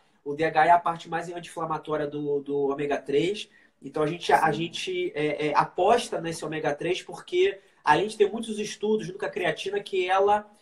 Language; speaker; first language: Portuguese; native; Portuguese